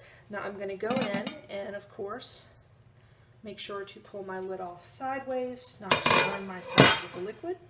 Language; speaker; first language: English; native; English